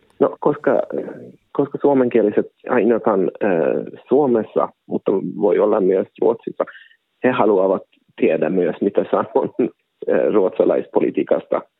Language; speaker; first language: Finnish; non-native, local second language; Swedish